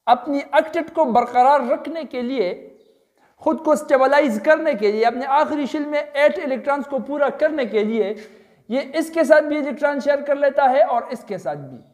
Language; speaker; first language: Urdu; non-native, local second language; Pashto